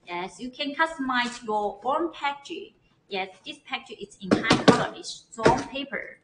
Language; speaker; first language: English; non-native, learner; Chinese